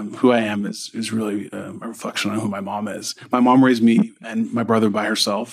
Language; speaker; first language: English; native; English